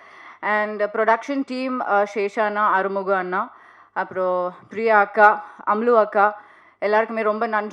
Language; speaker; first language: Tamil; non-native, learner; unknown